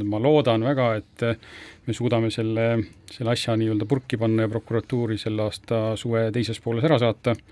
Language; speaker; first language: Estonian; native; Estonian